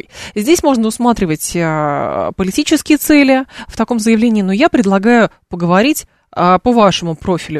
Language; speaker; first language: Russian; native; Russian